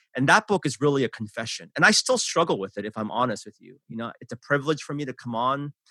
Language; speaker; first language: English; early bilingual, other home language; Korean